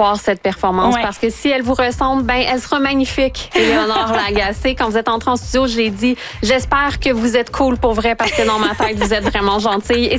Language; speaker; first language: French; native; French